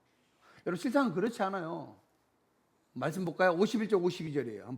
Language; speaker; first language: Korean; native; Korean